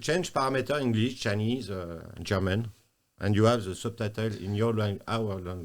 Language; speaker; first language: English; non-native, learner; French